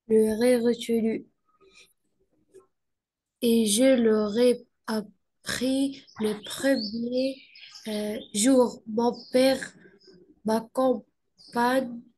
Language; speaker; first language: French; non-native, learner; Arabic